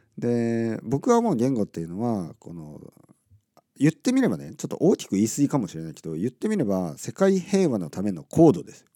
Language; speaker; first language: Japanese; native; Japanese